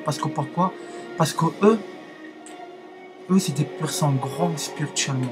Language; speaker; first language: French; non-native, learner; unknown